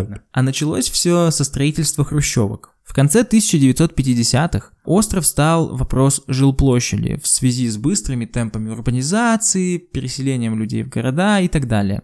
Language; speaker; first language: Russian; native; Russian